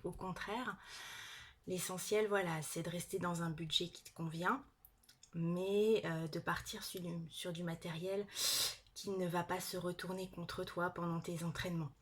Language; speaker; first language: French; native; French